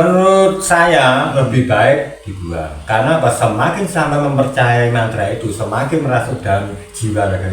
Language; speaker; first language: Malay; non-native, local second language; Javanese